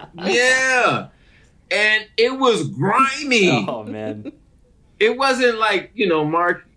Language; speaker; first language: English; native; English